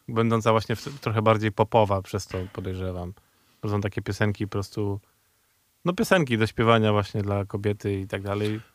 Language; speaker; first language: Polish; native; Polish